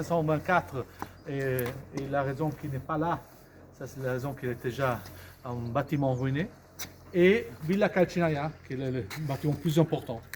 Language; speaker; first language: French; non-native, fluent; Italian